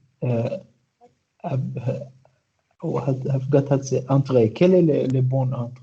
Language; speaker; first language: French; non-native, learner; Arabic